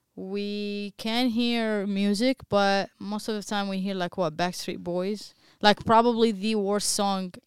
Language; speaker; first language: English; non-native, fluent; Arabic